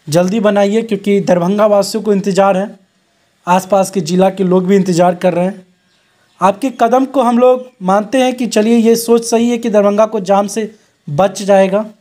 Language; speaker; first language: Hindi; native; Hindi